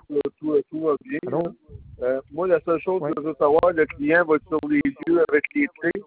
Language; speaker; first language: French; native; French